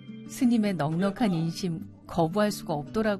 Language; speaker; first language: Korean; native; Korean